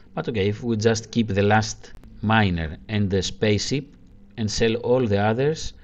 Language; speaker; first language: English; non-native, learner; Greek